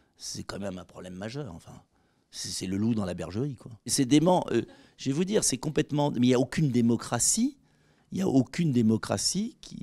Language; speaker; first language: French; native; French